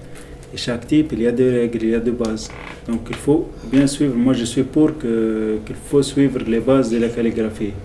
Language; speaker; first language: French; non-native, local second language; Arabic